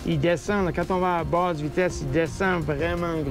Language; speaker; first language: French; native; French